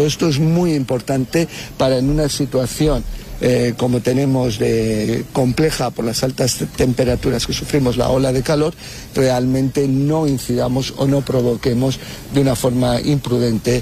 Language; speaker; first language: Spanish; native; Spanish